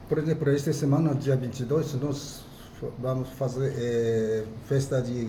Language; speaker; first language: Portuguese; non-native, fluent; Japanese